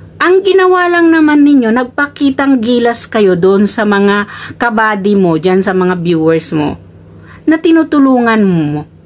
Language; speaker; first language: Filipino; non-native, local second language; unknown